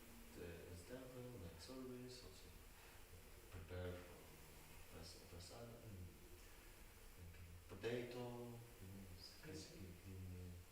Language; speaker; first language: English; non-native, learner; Russian